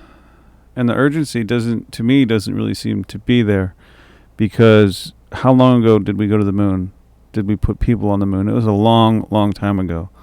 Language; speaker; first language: English; native; English